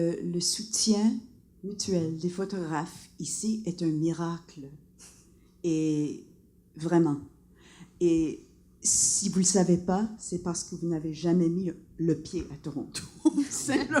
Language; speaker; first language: French; non-native, local second language; English